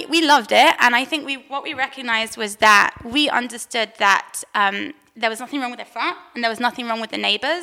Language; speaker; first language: English; native; English